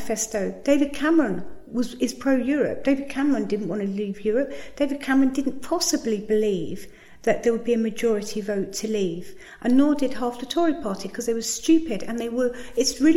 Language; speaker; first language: English; native; English